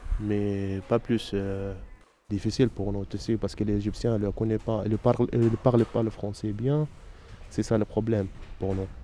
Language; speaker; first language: French; non-native, learner; Arabic